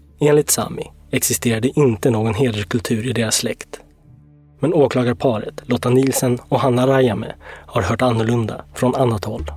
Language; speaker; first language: Swedish; native; Swedish